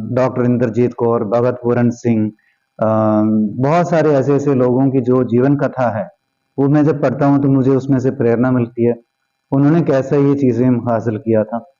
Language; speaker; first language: Hindi; non-native, local second language; Punjabi